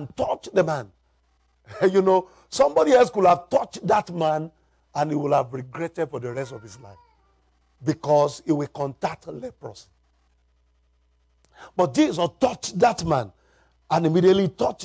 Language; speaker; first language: English; non-native, local second language; Yoruba